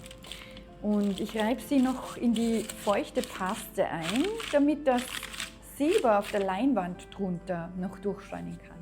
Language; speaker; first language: German; native; German